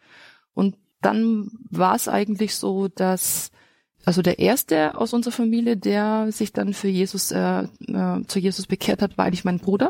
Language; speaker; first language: German; native; German